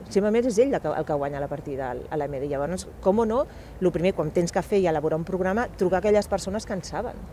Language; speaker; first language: Catalan; non-native, local second language; Spanish